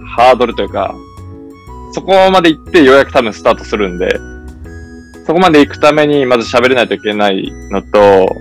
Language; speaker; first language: Japanese; native; Japanese